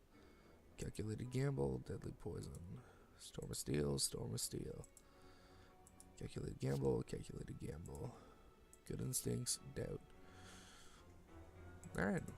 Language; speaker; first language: English; native; English